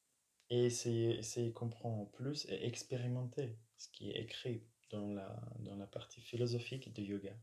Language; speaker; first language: French; non-native, fluent; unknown